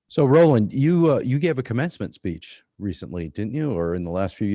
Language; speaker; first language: English; native; English